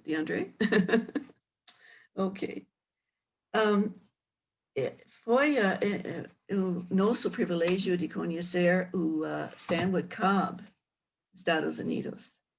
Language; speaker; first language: Portuguese; non-native, learner; English